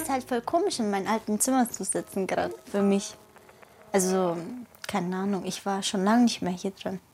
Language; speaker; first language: German; early bilingual, other home language; Turkish